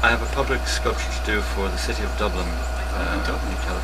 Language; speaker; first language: English; native; English